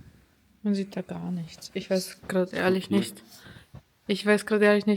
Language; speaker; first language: German; early bilingual, other home language; Bosnian